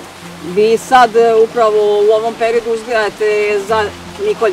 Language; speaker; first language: Croatian; native; Croatian